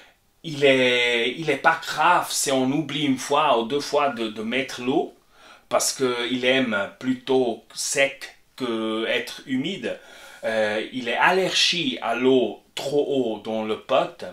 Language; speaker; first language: French; non-native, fluent; Spanish